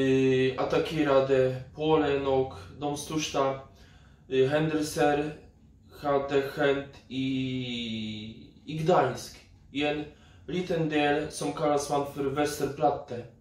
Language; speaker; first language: Swedish; non-native, fluent; Polish